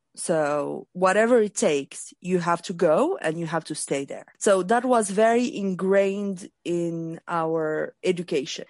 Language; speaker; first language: English; non-native, fluent; Arabic